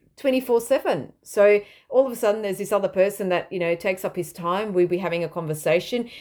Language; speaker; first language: English; non-native, fluent; Dutch